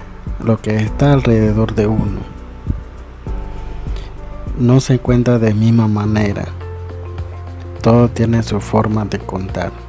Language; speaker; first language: Spanish; non-native, local second language; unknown